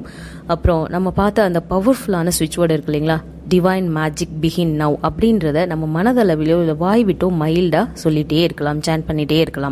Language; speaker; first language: Tamil; native; Tamil